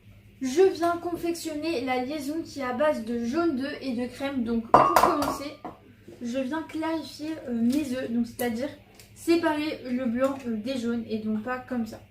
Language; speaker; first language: French; native; French